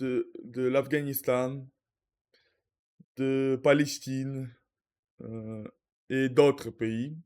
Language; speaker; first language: French; non-native, learner; Russian